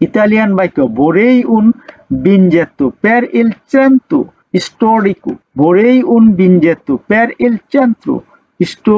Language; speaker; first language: Italian; non-native, learner; Bangla